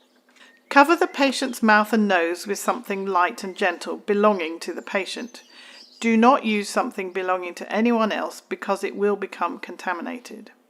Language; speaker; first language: English; native; English